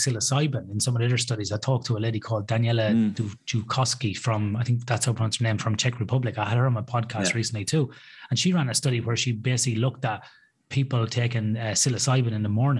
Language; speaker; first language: English; native; English